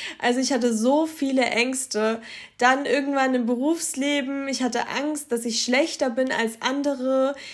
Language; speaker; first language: German; early bilingual, other home language; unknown